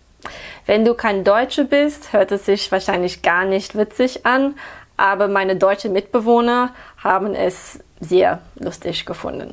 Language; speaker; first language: German; non-native, fluent; English